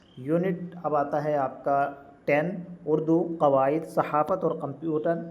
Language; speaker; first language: Urdu; native; Urdu